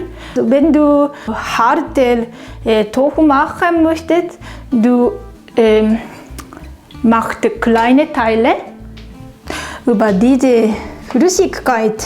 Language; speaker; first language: German; non-native, learner; Japanese